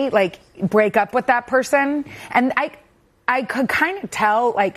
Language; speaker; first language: English; native; English